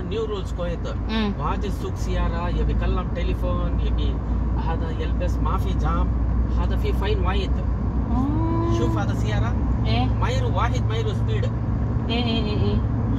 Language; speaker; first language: Arabic; non-native, learner; Hindi